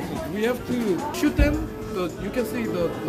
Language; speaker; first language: English; non-native, learner; Korean